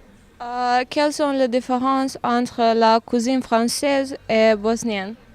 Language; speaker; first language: French; non-native, learner; Bosnian